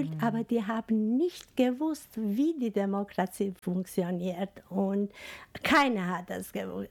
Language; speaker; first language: German; non-native, fluent; Albanian